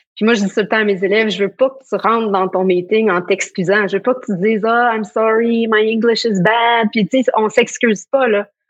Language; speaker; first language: French; native; French